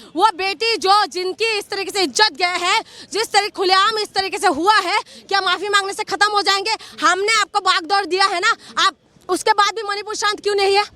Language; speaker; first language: Hindi; non-native, local second language; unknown